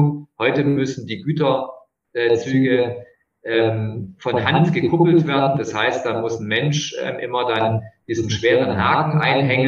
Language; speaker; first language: German; native; German